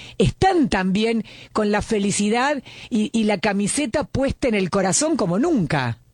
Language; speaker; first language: Spanish; native; Spanish